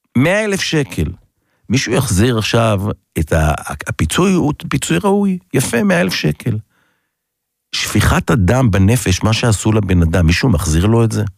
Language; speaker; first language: Hebrew; native; Hebrew